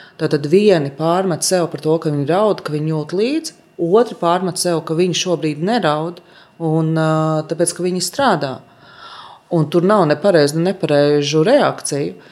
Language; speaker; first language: Latvian; native; Latvian